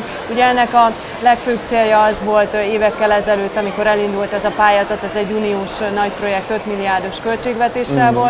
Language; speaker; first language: Hungarian; native; Hungarian